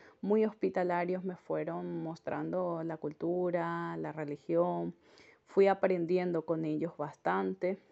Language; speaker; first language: Spanish; native; Spanish